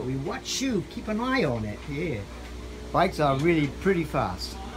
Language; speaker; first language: English; non-native, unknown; German